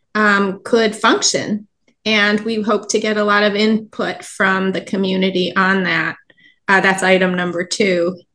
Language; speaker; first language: English; native; English